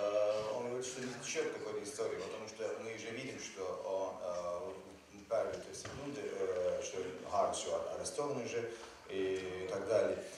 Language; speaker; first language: Russian; non-native, learner; Turkish